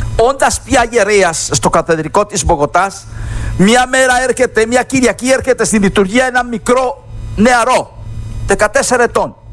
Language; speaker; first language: Greek; non-native, fluent; Spanish